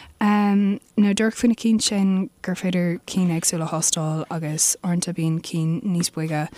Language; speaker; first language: Irish; non-native, local second language; English